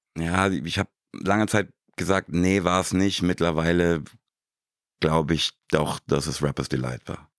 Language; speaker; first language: German; native; German